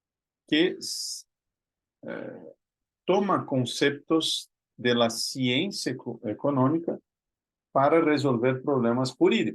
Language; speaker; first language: Spanish; non-native, fluent; Portuguese